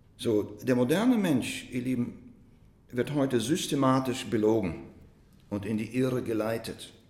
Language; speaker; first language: German; non-native, fluent; Russian